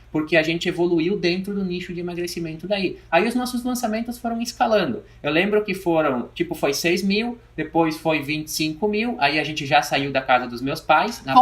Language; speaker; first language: Portuguese; native; Portuguese